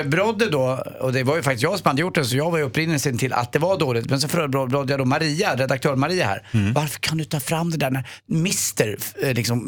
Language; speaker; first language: Swedish; native; Swedish